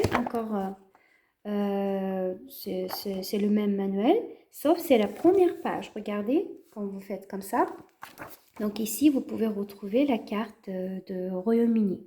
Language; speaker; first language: French; non-native, fluent; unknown